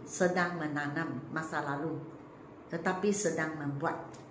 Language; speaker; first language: Malay; native; Malay